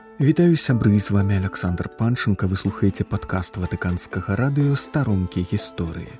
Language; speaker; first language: Belarusian; native; Belarusian